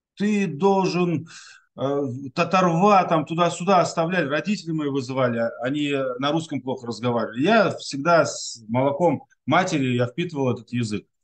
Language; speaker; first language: Russian; non-native, local second language; Tatar